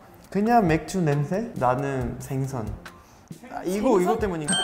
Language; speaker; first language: Korean; non-native, learner; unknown